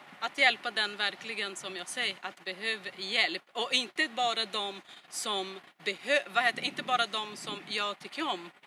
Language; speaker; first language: Swedish; non-native, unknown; Portuguese